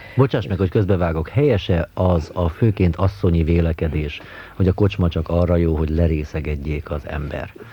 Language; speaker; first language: Hungarian; native; Hungarian